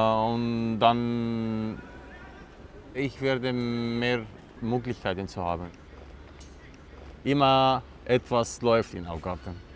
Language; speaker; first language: German; non-native, learner; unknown